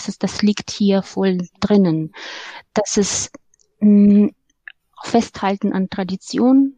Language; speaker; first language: German; non-native, fluent; Ukrainian